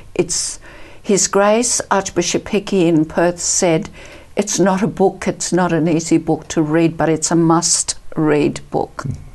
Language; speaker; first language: English; early bilingual, other home language; Italian